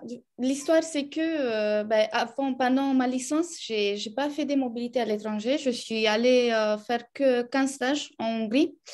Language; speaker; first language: French; non-native, fluent; Romanian